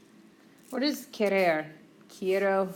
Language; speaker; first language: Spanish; non-native, fluent; English